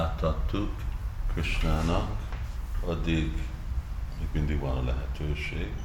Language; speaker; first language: Hungarian; early bilingual, heritage; Hungarian